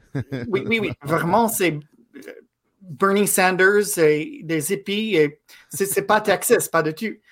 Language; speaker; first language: French; non-native, fluent; English